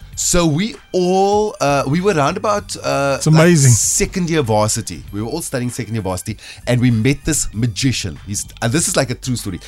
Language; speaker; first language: English; native; English